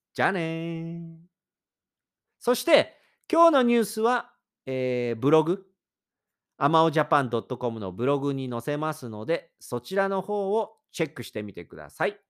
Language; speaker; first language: Japanese; native; Japanese